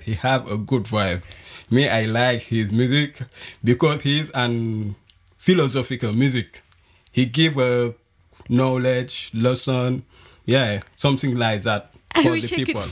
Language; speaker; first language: English; non-native, learner; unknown